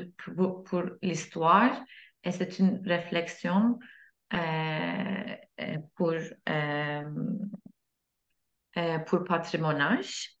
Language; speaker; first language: French; non-native, learner; Turkish